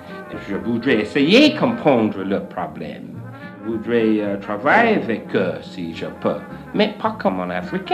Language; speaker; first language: French; non-native, learner; English